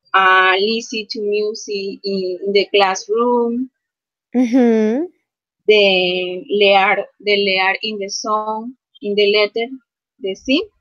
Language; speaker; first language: English; non-native, learner; Spanish